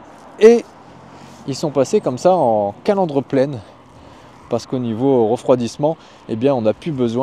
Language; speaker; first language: French; native; French